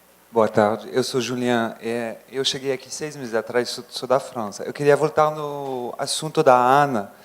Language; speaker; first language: Portuguese; non-native, fluent; French